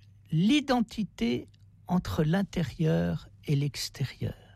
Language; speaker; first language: French; native; French